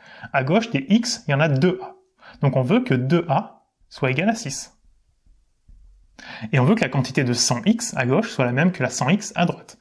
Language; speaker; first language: French; native; French